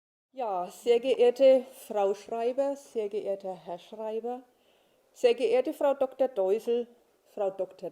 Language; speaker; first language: German; native; German